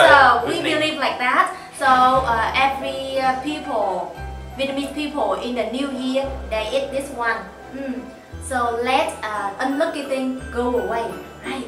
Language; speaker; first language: English; non-native, fluent; Vietnamese